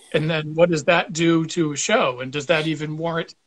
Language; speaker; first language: English; native; English